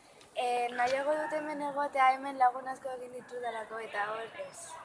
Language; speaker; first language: Basque; early bilingual, other home language; Spanish